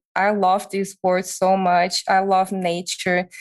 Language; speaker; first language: English; non-native, fluent; Portuguese